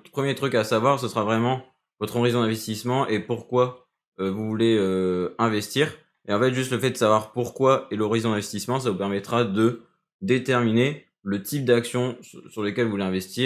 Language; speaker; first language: French; native; French